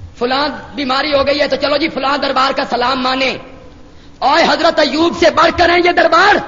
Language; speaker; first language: Urdu; non-native, local second language; Punjabi